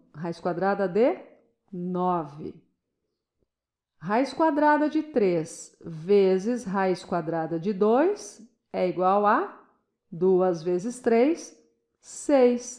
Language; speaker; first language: Portuguese; native; Portuguese